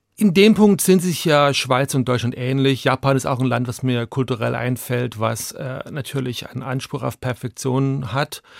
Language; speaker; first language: German; native; German